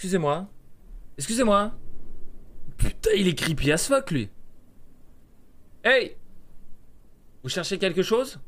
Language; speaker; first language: French; native; French